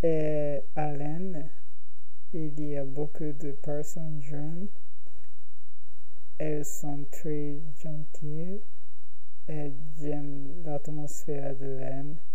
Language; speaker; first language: French; non-native, learner; Japanese